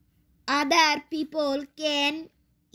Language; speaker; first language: English; non-native, fluent; Bangla